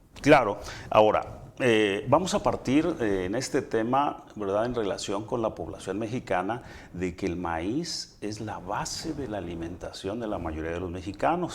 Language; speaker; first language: Spanish; native; Spanish